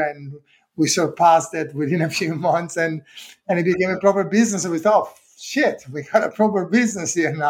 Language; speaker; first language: English; non-native, fluent; Italian